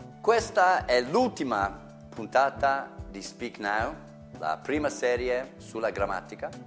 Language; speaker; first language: Italian; non-native, fluent; English